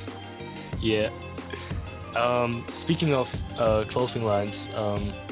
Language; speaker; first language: English; non-native, fluent; German